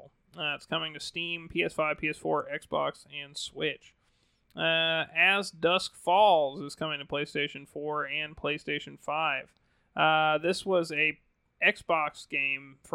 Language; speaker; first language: English; native; English